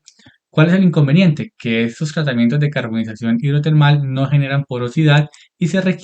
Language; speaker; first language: Spanish; native; Spanish